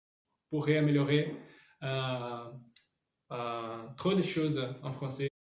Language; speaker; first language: French; non-native, learner; Portuguese